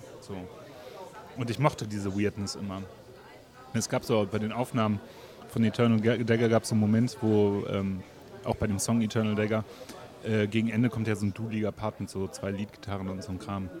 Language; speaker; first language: German; native; German